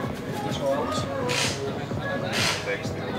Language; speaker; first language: Finnish; native; Finnish